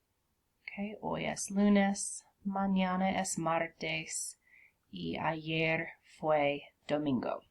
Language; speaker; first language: Spanish; non-native, fluent; English